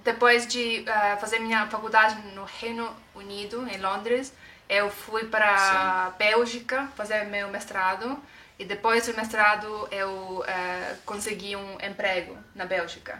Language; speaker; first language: Portuguese; non-native, fluent; Estonian